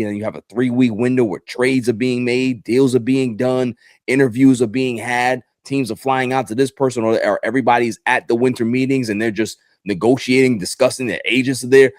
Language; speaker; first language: English; native; English